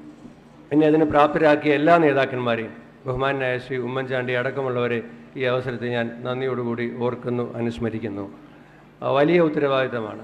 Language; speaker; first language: Malayalam; native; Malayalam